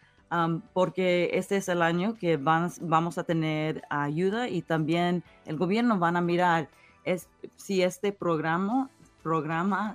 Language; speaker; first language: Spanish; early bilingual, heritage; English